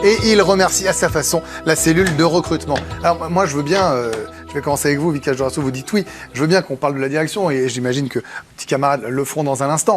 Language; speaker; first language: French; native; French